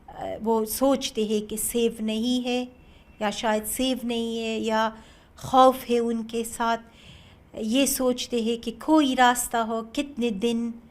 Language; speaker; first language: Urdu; non-native, learner; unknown